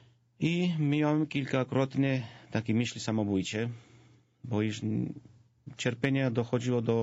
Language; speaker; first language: Polish; non-native, fluent; Georgian